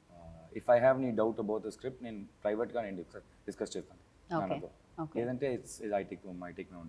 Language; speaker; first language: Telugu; non-native, learner; Tamil